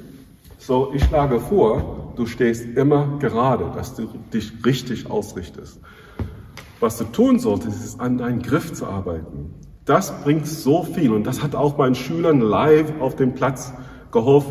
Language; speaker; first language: German; non-native, fluent; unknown